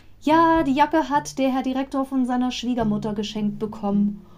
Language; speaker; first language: German; native; German